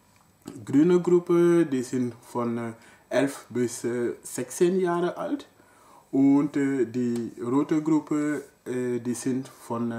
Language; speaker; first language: German; non-native, local second language; French